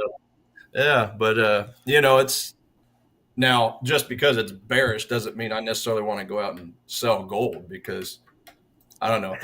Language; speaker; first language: English; native; English